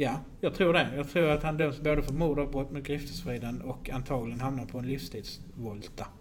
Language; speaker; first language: Swedish; native; Swedish